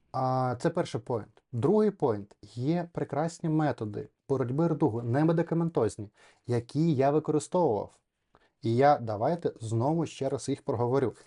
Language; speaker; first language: Ukrainian; non-native, local second language; Russian